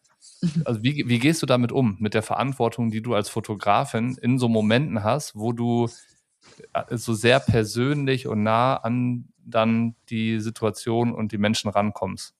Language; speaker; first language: German; native; German